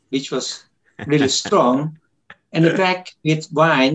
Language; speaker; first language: English; non-native, fluent; Turkish